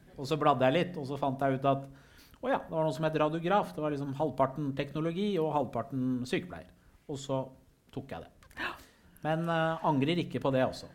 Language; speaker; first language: Norwegian; early bilingual, other home language; Persian